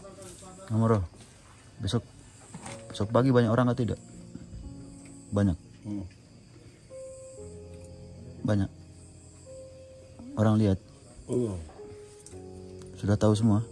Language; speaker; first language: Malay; non-native, local second language; Javanese